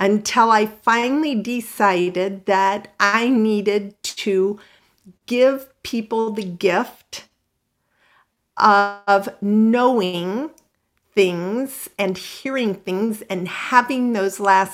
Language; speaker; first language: English; native; English